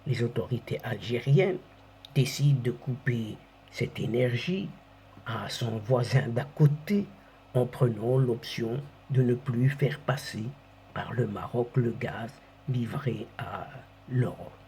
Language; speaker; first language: French; non-native, local second language; Arabic